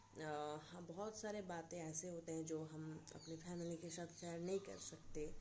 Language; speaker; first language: Hindi; non-native, local second language; Bangla